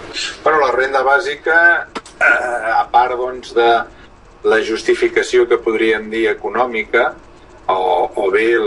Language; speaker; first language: Catalan; native; Catalan